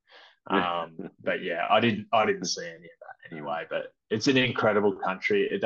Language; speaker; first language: English; native; English